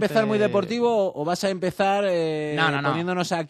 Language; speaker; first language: Spanish; native; Spanish